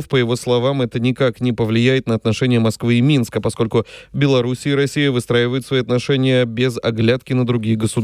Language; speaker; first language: Russian; native; Russian